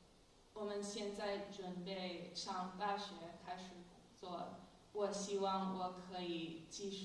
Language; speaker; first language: Chinese; non-native, fluent; English